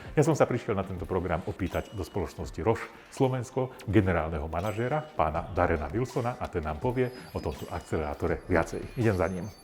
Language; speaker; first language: Slovak; native; Slovak